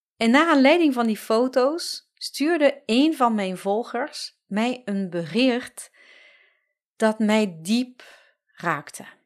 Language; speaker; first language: Dutch; non-native, fluent; French